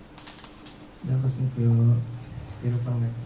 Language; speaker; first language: German; non-native, learner; Indonesian